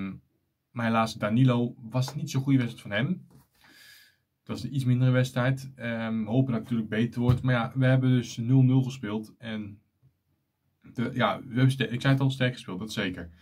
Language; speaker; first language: Dutch; native; Dutch